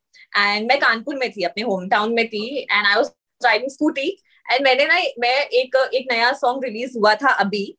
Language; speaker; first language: Hindi; native; Hindi